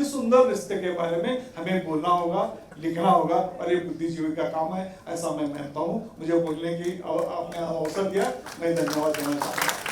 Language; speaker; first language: Hindi; non-native, local second language; Marathi